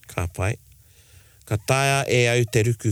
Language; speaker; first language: Māori; non-native, local second language; English